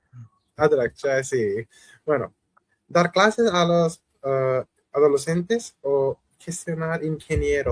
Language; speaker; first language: Spanish; non-native, fluent; Hindi